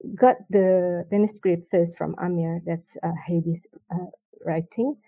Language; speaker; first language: English; non-native, learner; Indonesian